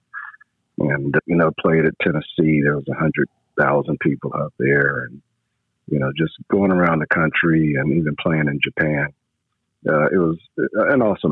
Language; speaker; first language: English; native; English